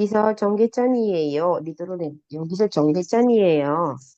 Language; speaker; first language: Korean; non-native, fluent; Indonesian